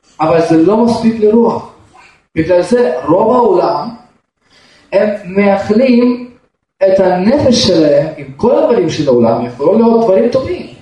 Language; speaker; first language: Hebrew; non-native, fluent; Russian